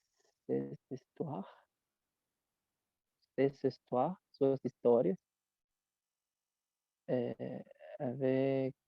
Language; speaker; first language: French; non-native, learner; Spanish